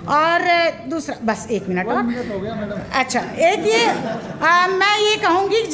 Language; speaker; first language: Hindi; native; Hindi